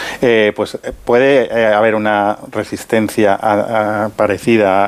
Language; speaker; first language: Spanish; native; Spanish